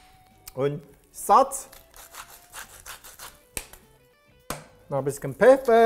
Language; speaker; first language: German; non-native, learner; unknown